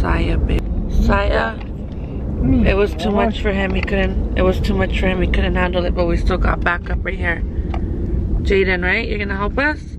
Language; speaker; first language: English; early bilingual, other home language; Spanish